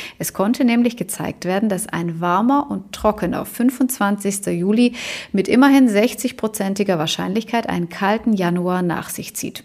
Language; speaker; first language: German; native; German